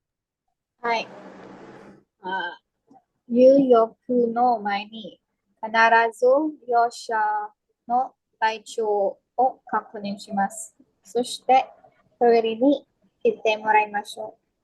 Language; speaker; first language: Japanese; non-native, learner; Filipino